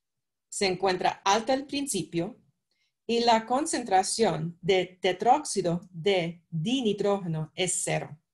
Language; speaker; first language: Spanish; non-native, fluent; English